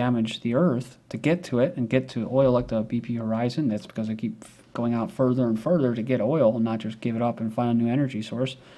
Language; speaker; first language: English; native; English